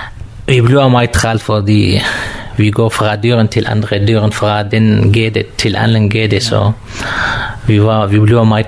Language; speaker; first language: Danish; non-native, learner; Kurdish